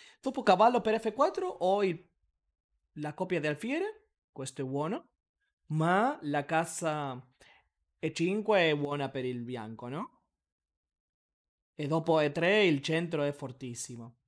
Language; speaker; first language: Italian; non-native, learner; Spanish